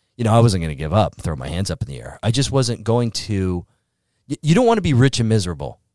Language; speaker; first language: English; native; English